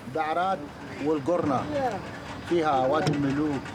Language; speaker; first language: Arabic; native; Arabic